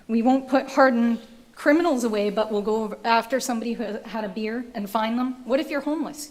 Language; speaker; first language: English; native; English